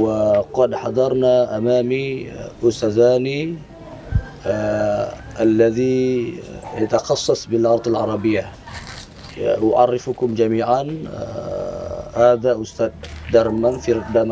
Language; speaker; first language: Arabic; non-native, fluent; Indonesian